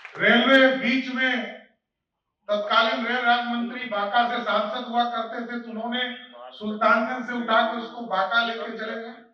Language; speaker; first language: Hindi; native; Hindi